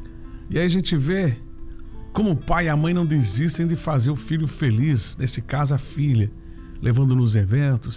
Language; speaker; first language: Portuguese; native; Portuguese